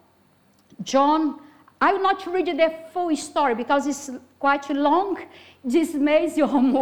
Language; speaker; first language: English; non-native, fluent; Portuguese